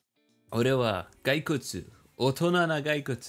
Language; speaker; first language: Japanese; non-native, learner; English